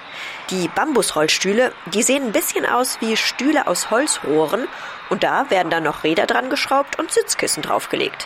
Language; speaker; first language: German; native; German